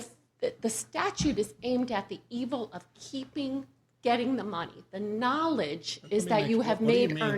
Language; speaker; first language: English; native; English